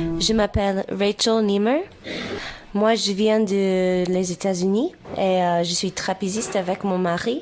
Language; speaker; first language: French; non-native, learner; English